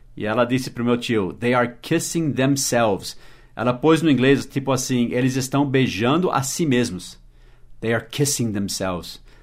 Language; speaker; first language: Portuguese; early bilingual, other home language; English